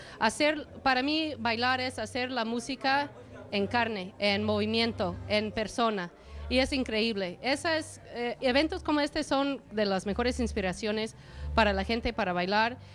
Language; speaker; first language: Spanish; non-native, fluent; English